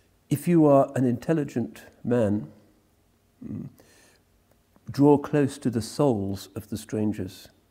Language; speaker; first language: English; native; English